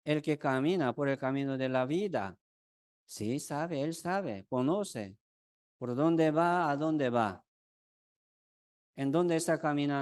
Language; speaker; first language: Spanish; non-native, fluent; Korean